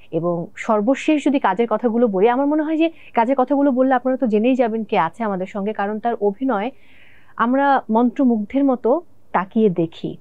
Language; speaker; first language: Bangla; native; Bangla